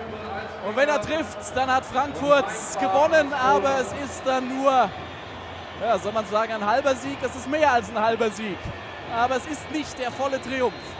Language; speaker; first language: German; native; German